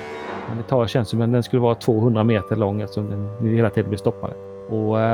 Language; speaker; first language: Swedish; native; Swedish